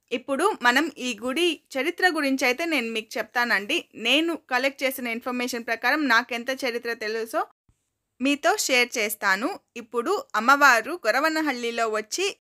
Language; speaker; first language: Telugu; non-native, local second language; Kannada